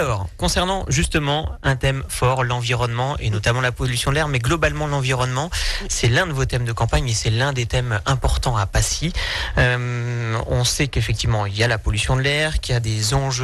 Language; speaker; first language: French; native; French